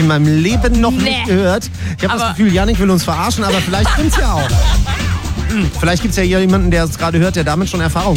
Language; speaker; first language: German; native; German